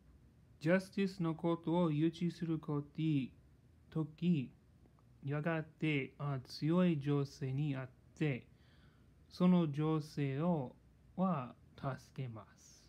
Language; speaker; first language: Japanese; non-native, learner; English